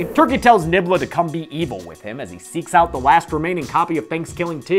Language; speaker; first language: English; native; English